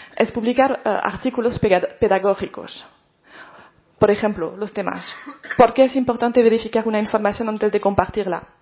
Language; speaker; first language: Spanish; non-native, fluent; French